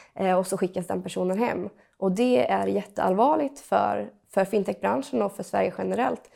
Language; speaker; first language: Swedish; native; Swedish